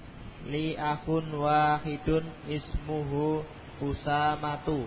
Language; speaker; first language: Arabic; non-native, learner; Indonesian